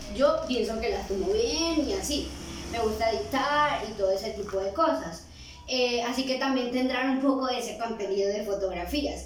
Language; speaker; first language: Spanish; native; Spanish